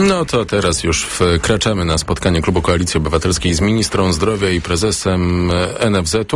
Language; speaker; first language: Polish; native; Polish